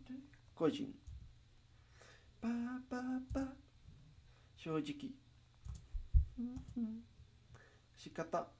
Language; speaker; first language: Japanese; non-native, learner; Spanish